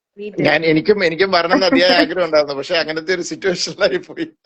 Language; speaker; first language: Malayalam; native; Malayalam